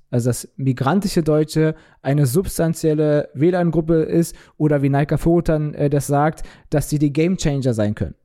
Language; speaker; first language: German; early bilingual, other home language; Turkish